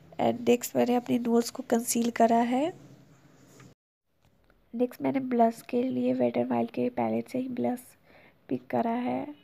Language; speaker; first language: Hindi; native; Hindi